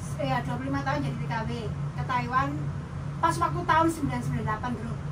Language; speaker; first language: Indonesian; non-native, local second language; Javanese